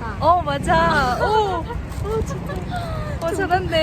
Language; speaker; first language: Korean; non-native, learner; Thai